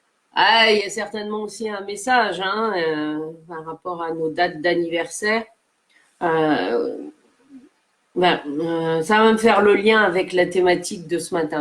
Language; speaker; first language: French; native; French